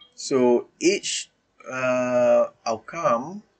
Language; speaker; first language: English; non-native, local second language; Malay